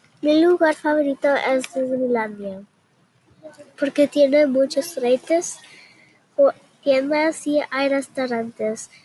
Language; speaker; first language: Spanish; early bilingual, heritage; Spanish